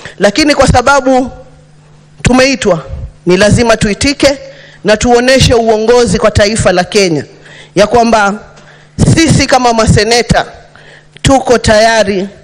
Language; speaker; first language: Swahili; native; Swahili